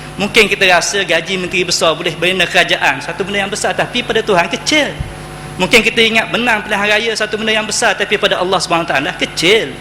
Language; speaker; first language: Malay; native; Malay